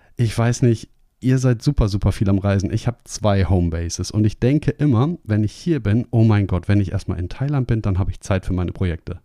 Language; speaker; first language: German; native; German